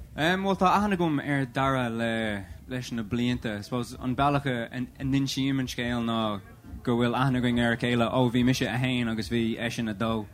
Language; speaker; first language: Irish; non-native, local second language; English